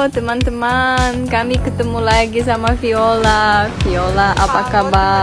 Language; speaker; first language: Indonesian; non-native, learner; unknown